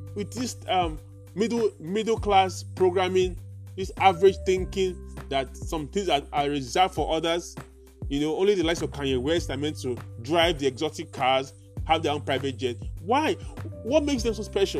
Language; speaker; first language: English; non-native, local second language; Yoruba